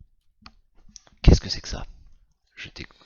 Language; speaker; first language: French; native; French